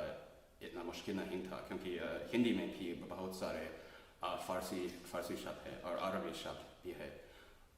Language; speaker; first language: Hindi; non-native, fluent; English